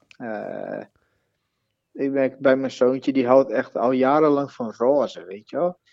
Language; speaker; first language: Dutch; native; Dutch